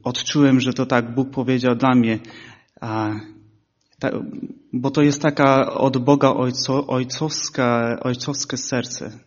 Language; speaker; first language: Polish; early bilingual, heritage; Polish